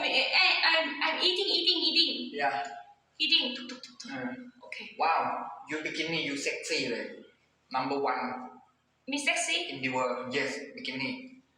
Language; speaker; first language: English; non-native, learner; Thai